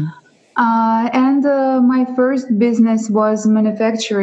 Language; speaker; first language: English; non-native, fluent; Russian